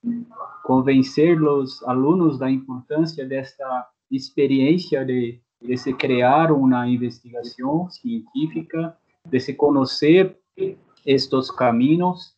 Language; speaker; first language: Spanish; non-native, fluent; Portuguese